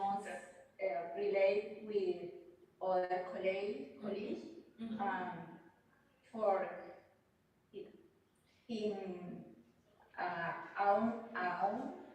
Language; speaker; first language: English; non-native, learner; Spanish